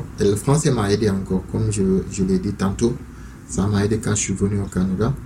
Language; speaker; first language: French; non-native, local second language; Wolof